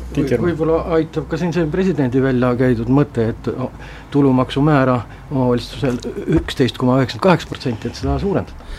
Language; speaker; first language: Estonian; native; Estonian